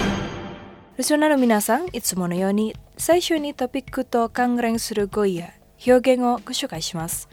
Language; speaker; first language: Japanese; non-native, fluent; Indonesian